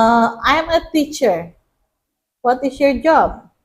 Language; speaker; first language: English; non-native, learner; Indonesian